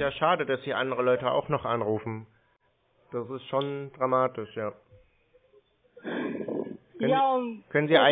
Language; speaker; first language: German; native; German